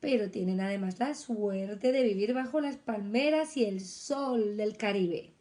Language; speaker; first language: Spanish; non-native, fluent; French